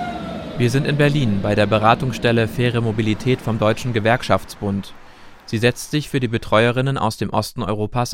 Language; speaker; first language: German; native; German